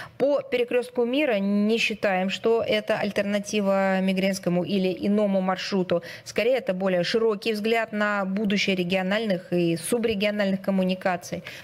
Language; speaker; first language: Russian; native; Russian